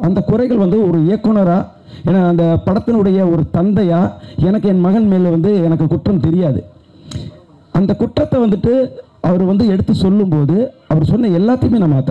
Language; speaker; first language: Tamil; native; Tamil